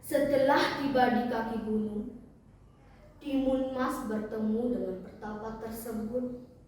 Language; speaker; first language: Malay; non-native, local second language; Balinese